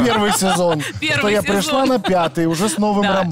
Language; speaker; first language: Russian; native; Russian